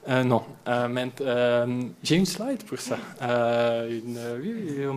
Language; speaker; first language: French; non-native, learner; Dutch